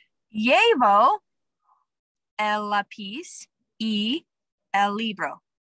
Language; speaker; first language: Spanish; non-native, learner; English